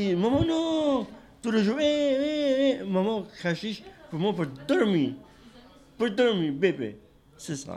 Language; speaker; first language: French; non-native, learner; Albanian